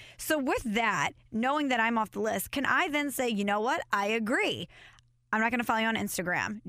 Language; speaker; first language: English; native; English